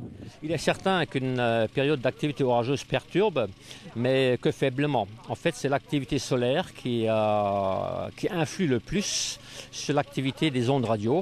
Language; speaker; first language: French; native; French